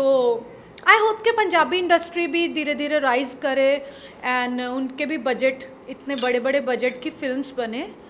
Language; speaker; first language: Hindi; non-native, local second language; Punjabi